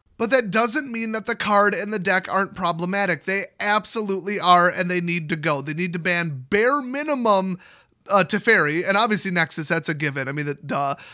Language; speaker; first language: English; native; English